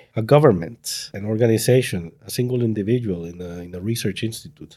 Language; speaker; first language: English; non-native, fluent; Spanish